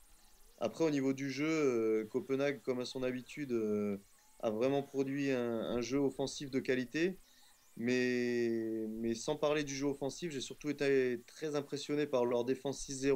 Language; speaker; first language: French; native; French